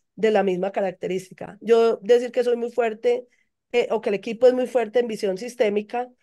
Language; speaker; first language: Spanish; native; Spanish